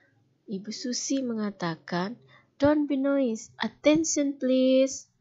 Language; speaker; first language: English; non-native, fluent; Indonesian